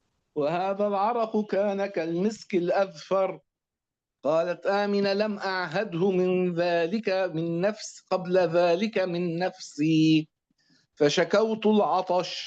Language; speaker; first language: Arabic; native; Arabic